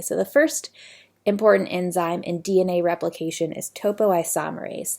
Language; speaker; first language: English; native; English